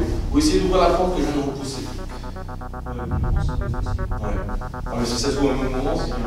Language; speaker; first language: French; native; French